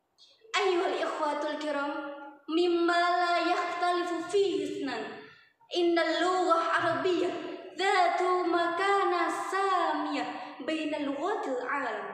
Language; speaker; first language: Arabic; non-native, fluent; Indonesian